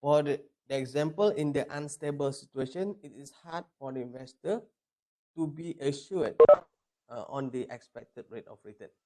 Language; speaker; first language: English; non-native, local second language; Malay